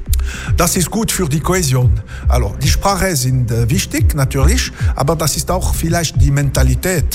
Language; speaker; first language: German; non-native, local second language; French